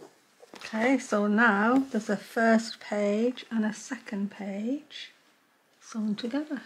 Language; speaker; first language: English; native; English